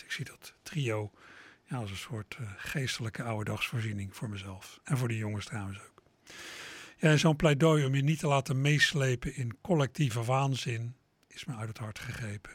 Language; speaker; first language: Dutch; native; Dutch